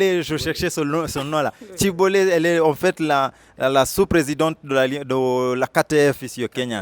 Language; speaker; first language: French; non-native, fluent; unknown